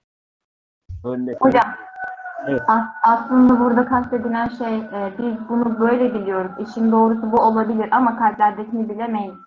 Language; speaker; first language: Turkish; non-native, fluent; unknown